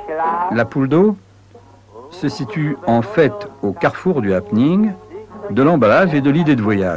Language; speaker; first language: French; native; French